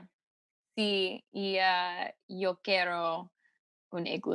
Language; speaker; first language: Spanish; non-native, learner; English